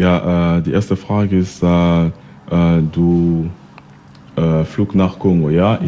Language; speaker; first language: German; non-native, learner; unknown